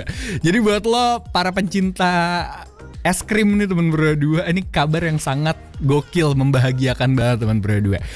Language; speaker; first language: Indonesian; native; Indonesian